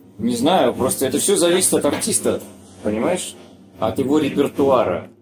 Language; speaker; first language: Russian; native; Russian